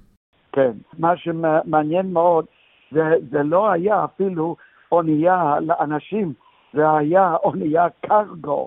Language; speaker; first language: Hebrew; non-native, fluent; English